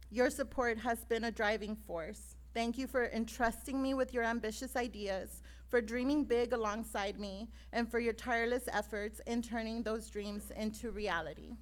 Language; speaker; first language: English; native; English